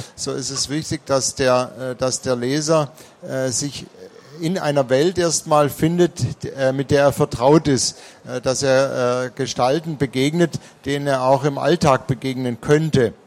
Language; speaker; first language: German; native; German